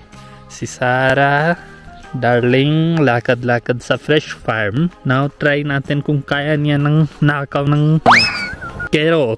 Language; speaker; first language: Filipino; non-native, learner; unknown